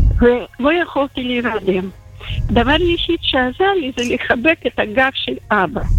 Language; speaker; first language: Hebrew; non-native, fluent; Russian